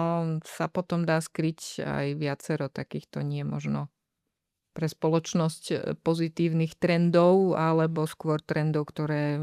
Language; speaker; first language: Slovak; native; Slovak